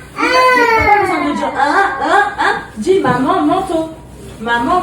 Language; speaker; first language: French; native; French